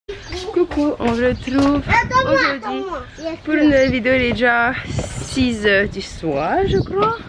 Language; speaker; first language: French; native; French